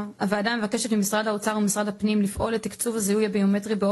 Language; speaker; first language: Hebrew; native; Hebrew